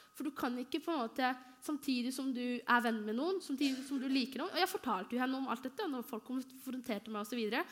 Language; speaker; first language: Norwegian; early bilingual, other home language; Somali